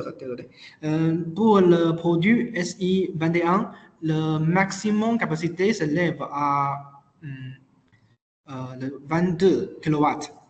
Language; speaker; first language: French; non-native, learner; Chinese